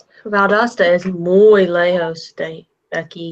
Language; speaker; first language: Spanish; non-native, learner; English